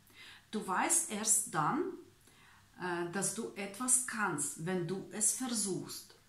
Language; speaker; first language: German; non-native, fluent; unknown